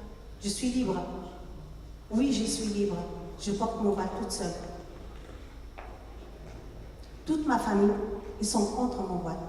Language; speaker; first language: French; non-native, local second language; Arabic